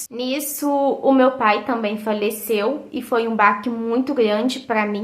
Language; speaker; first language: Portuguese; native; Portuguese